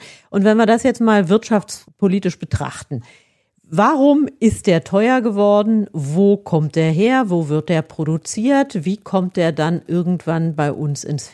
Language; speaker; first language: German; native; German